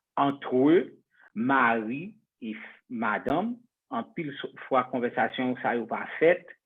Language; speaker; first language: French; non-native, local second language; Haitian Creole